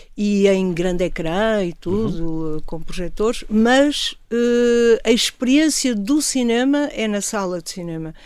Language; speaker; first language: Portuguese; native; Portuguese